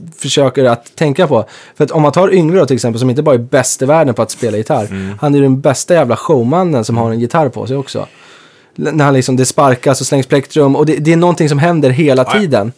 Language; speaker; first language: Swedish; native; Swedish